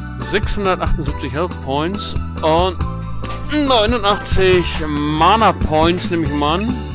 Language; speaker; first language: German; native; German